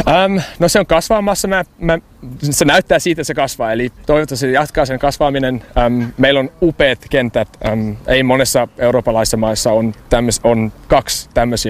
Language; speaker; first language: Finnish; early bilingual, heritage; English